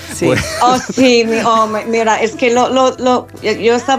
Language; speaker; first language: Spanish; non-native, fluent; English